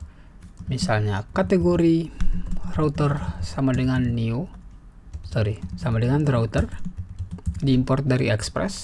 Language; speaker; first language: Indonesian; native; Indonesian